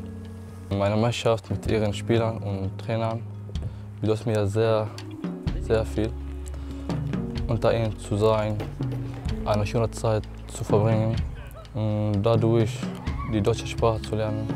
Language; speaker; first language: German; non-native, learner; Arabic